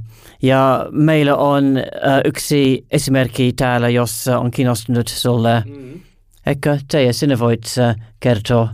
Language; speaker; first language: Finnish; non-native, learner; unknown